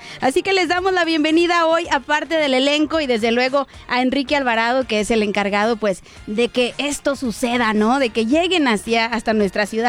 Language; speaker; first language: Spanish; native; Spanish